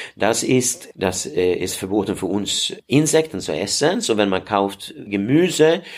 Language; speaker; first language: German; non-native, fluent; Swedish